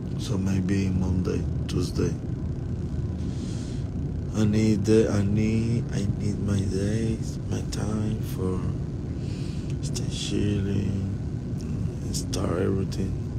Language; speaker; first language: English; non-native, learner; Spanish